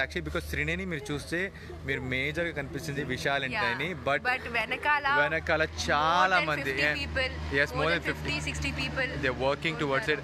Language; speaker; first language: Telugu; non-native, learner; Arabic